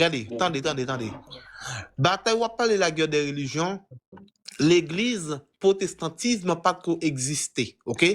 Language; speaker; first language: French; non-native, local second language; Haitian Creole